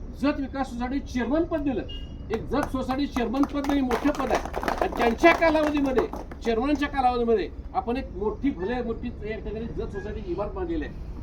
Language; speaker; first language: Marathi; native; Marathi